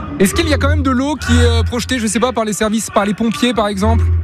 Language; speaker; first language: French; native; French